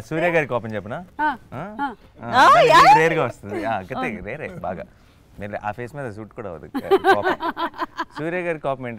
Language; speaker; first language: Telugu; native; Telugu